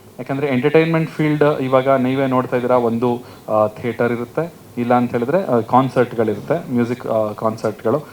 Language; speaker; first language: Kannada; native; Kannada